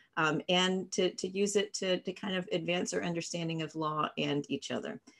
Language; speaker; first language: English; native; English